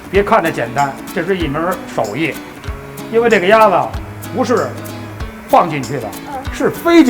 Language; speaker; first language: Chinese; native; Chinese